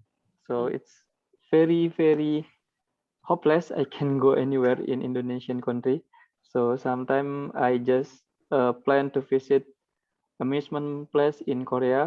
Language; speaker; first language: English; non-native, learner; Indonesian